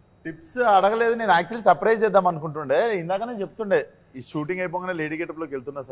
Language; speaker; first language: Telugu; native; Telugu